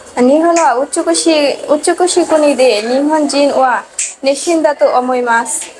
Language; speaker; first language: Japanese; non-native, learner; Bangla